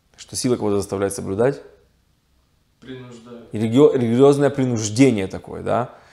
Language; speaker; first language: Russian; early bilingual, heritage; Russian